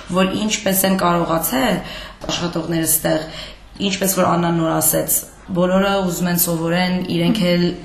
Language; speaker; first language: Armenian; early bilingual, heritage; Armenian